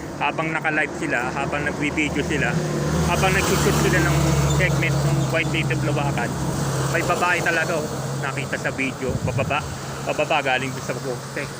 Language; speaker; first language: Filipino; non-native, local second language; Iloko